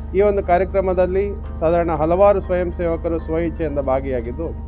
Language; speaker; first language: Kannada; non-native, local second language; Konkani